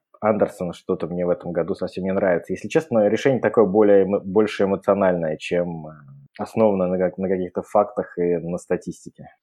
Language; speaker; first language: Russian; native; Russian